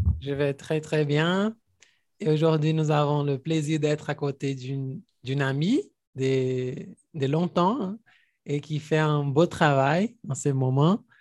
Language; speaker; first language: French; non-native, fluent; Portuguese